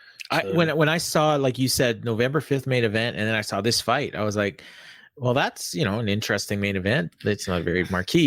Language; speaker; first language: English; native; English